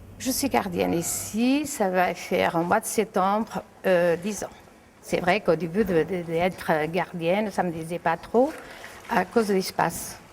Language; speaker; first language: French; non-native, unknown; Portuguese